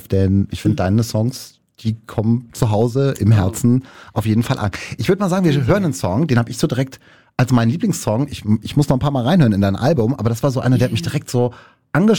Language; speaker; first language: German; native; German